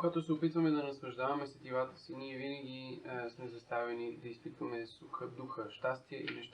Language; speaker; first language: Bulgarian; native; Bulgarian